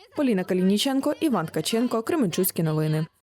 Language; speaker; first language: Ukrainian; native; Ukrainian